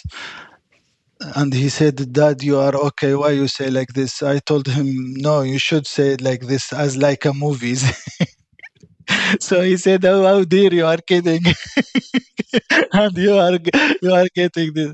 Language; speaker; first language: English; non-native, fluent; Arabic